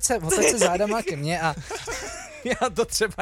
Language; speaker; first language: Czech; native; Czech